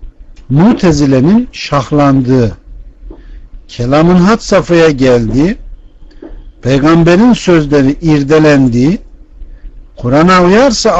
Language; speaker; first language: Turkish; native; Turkish